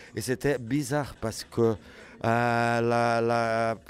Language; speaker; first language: French; non-native, fluent; Portuguese